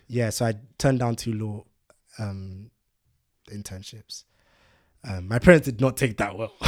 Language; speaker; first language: English; early bilingual, other home language; Yoruba